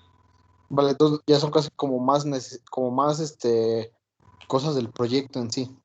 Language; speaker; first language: Spanish; native; Spanish